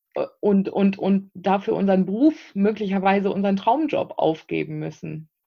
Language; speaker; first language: German; native; German